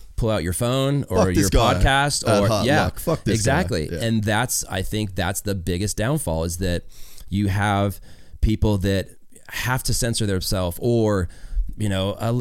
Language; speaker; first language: English; native; English